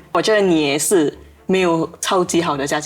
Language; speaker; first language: Chinese; non-native, local second language; English